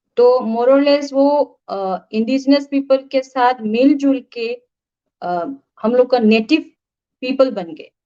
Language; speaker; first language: Hindi; non-native, local second language; Manipuri